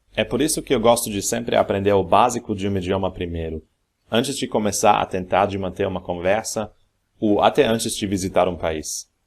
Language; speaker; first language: Portuguese; non-native, fluent; German